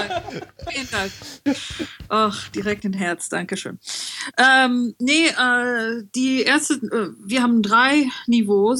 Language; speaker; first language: German; non-native, learner; French